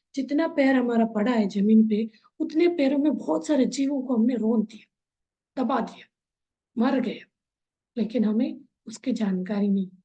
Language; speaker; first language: Hindi; non-native, local second language; Kannada